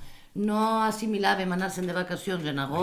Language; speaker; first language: Catalan; native; Catalan